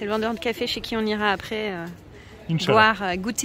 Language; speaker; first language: French; native; French